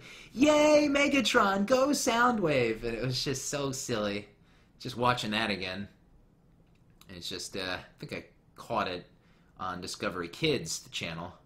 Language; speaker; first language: English; native; English